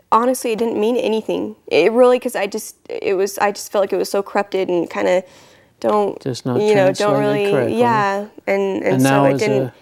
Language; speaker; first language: English; native; English